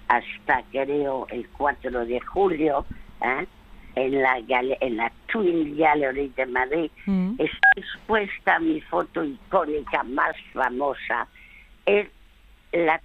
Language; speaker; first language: Spanish; early bilingual, other home language; French